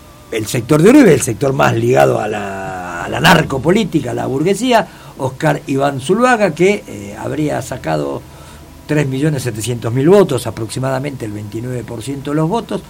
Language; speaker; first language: Spanish; native; Spanish